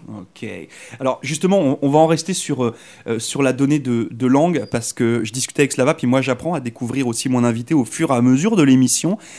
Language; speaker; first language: French; native; French